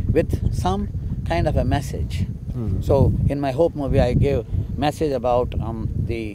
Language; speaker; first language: English; non-native, local second language; Telugu